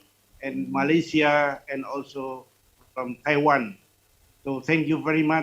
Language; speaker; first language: English; non-native, fluent; Indonesian